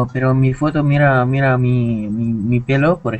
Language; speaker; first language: Spanish; non-native, learner; Arabic